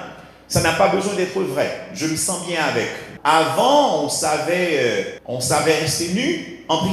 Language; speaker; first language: French; non-native, local second language; Haitian Creole